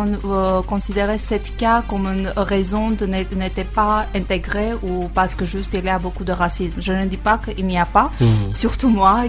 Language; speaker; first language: French; non-native, learner; Armenian